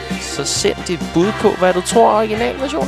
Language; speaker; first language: Danish; native; Danish